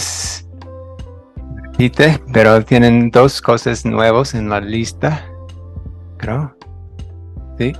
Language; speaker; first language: Spanish; non-native, fluent; English